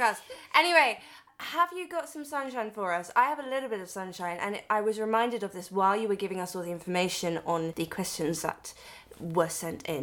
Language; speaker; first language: English; native; English